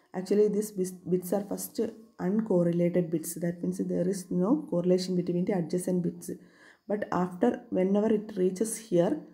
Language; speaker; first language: English; non-native, local second language; Malayalam